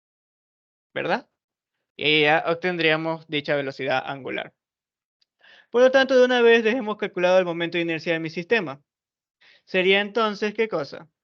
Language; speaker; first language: Spanish; native; Spanish